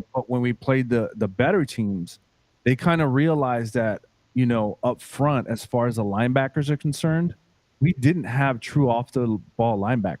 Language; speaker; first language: English; native; English